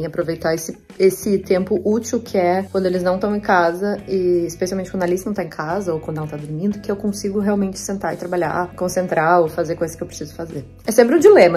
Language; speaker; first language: Portuguese; native; Portuguese